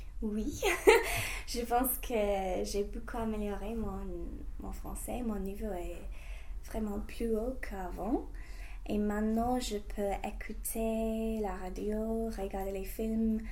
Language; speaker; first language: French; non-native, fluent; English